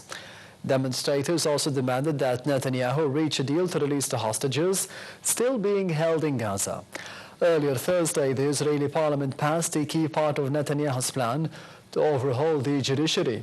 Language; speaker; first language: English; non-native, local second language; Arabic